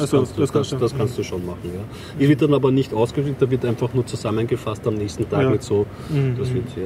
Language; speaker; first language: German; native; German